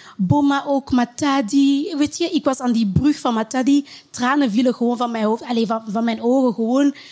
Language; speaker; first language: Dutch; early bilingual, other home language; Lingala